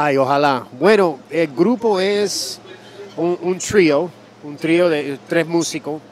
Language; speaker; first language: Spanish; early bilingual, heritage; Spanish